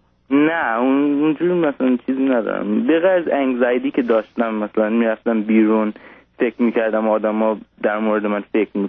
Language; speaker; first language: Persian; early bilingual, heritage; Persian